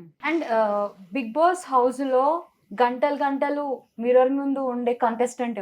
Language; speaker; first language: Telugu; native; Telugu